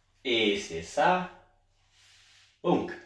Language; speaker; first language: French; non-native, learner; Portuguese